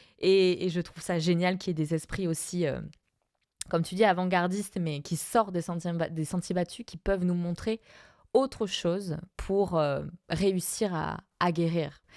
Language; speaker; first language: French; non-native, fluent; Spanish